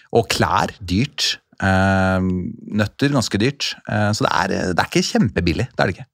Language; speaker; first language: Norwegian; native; Norwegian